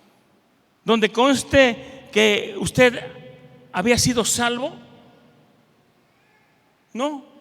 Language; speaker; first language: Spanish; native; Spanish